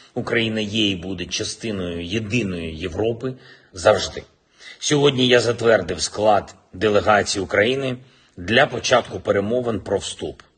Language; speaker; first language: Ukrainian; non-native, local second language; Russian